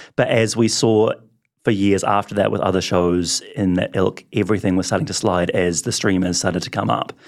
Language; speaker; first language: English; native; English